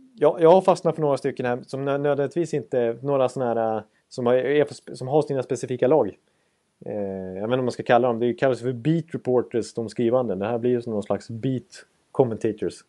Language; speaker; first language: Swedish; native; Swedish